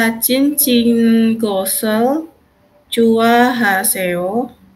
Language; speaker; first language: Korean; non-native, learner; Indonesian